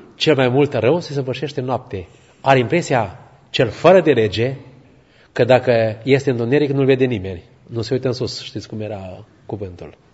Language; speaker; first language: Romanian; native; Romanian